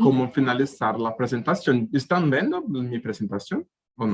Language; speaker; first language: Spanish; native; Spanish